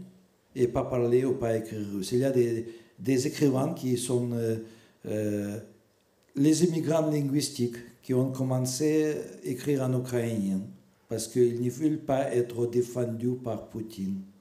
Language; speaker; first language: French; non-native, fluent; Russian